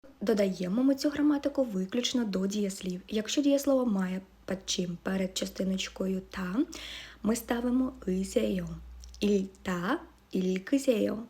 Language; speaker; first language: Ukrainian; native; Ukrainian